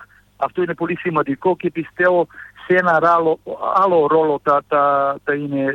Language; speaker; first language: Greek; non-native, fluent; Serbian